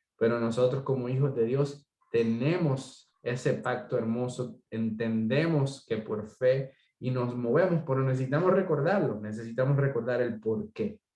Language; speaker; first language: Spanish; native; Spanish